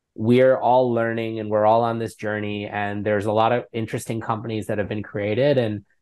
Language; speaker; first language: English; native; English